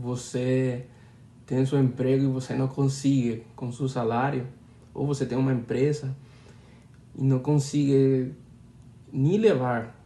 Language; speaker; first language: Portuguese; non-native, learner; Spanish